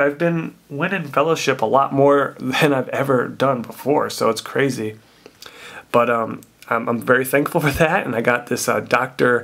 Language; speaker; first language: English; native; English